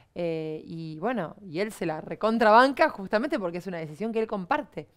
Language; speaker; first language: Spanish; native; Spanish